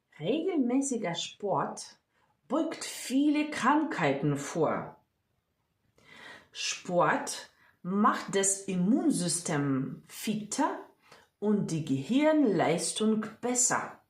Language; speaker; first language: German; non-native, fluent; Ukrainian